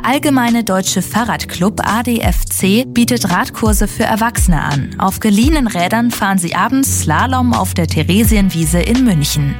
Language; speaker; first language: German; native; German